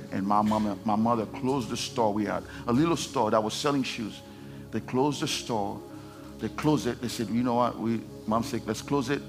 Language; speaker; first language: English; non-native, fluent; Haitian Creole